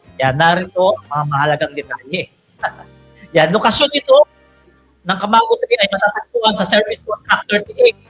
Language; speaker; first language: Filipino; non-native, local second language; Iloko